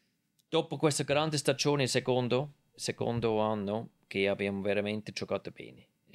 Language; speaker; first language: Italian; non-native, local second language; German